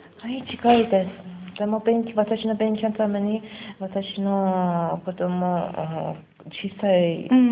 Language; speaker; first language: Japanese; non-native, learner; Persian